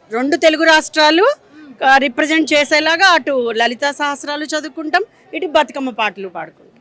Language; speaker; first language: Telugu; native; Telugu